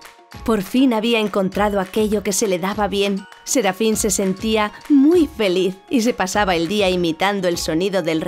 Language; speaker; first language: Spanish; native; Spanish